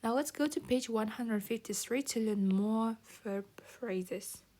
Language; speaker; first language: English; non-native, fluent; Kazakh